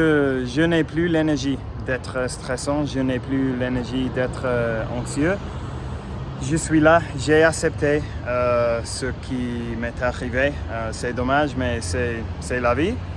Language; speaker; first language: French; non-native, fluent; English